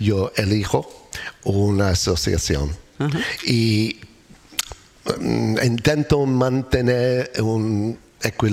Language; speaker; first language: Spanish; non-native, learner; English